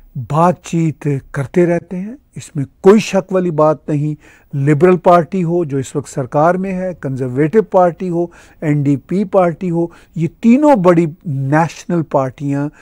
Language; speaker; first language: Urdu; non-native, local second language; Punjabi